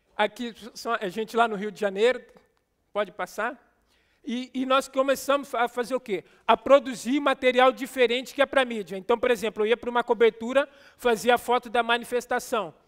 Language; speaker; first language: Portuguese; native; Portuguese